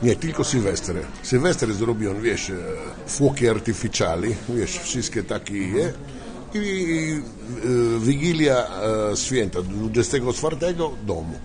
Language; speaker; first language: Polish; non-native, learner; Italian